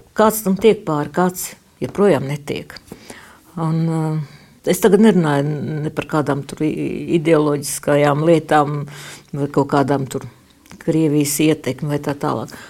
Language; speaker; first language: Latvian; native; Latvian